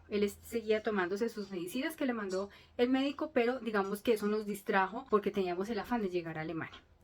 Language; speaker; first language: Spanish; native; Spanish